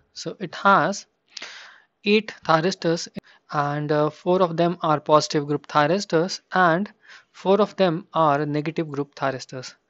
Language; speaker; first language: English; non-native, local second language; Hindi